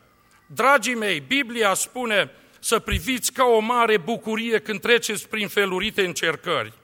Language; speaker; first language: Romanian; native; Romanian